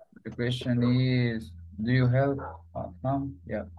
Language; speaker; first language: English; non-native, learner; Spanish